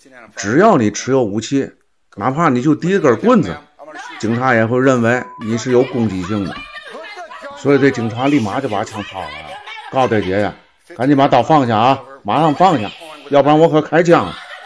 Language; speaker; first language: Chinese; native; Chinese